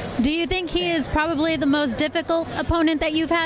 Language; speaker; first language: English; early bilingual, other home language; Spanish